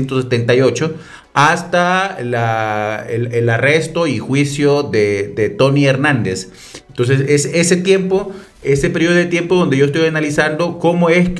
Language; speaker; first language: Spanish; native; Spanish